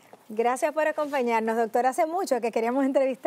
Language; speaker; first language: Spanish; native; Spanish